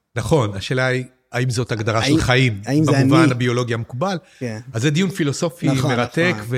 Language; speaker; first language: Hebrew; native; Hebrew